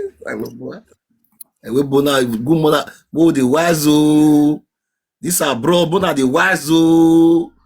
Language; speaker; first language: Nigerian Pidgin; native; Nigerian Pidgin